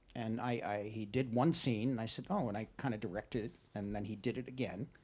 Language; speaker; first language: English; native; English